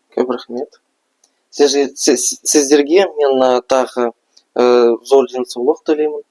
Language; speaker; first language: Kazakh; non-native, local second language; Russian